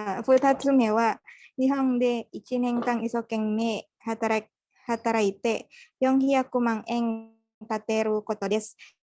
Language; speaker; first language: Japanese; non-native, learner; Indonesian